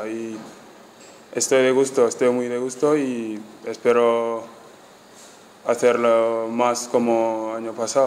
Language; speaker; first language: Spanish; non-native, fluent; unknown